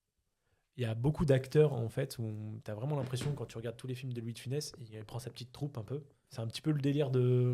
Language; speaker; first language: French; native; French